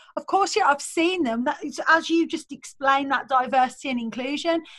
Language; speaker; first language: English; native; English